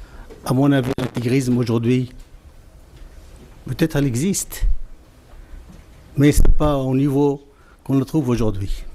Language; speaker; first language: French; non-native, fluent; Arabic